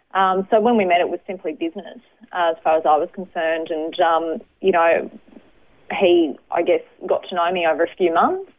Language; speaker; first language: English; native; English